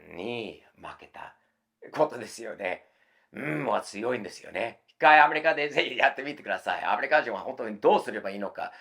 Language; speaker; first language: Japanese; non-native, fluent; English